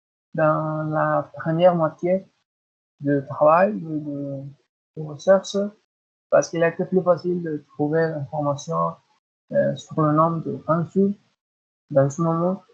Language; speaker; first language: French; non-native, learner; Spanish